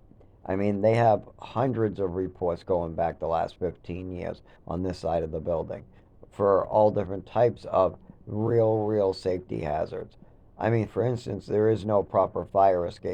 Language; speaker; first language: English; native; English